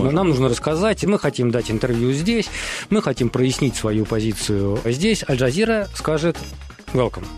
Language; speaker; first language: Russian; native; Russian